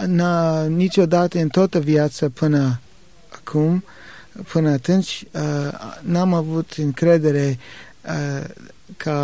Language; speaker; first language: Romanian; non-native, learner; English